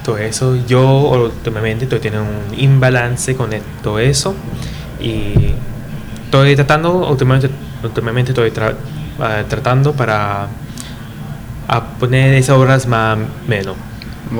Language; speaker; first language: Spanish; early bilingual, heritage; English